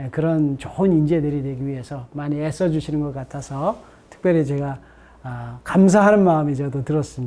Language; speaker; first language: Korean; native; Korean